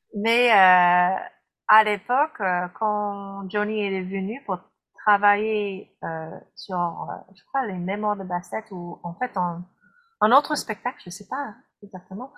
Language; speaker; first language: French; non-native, fluent; English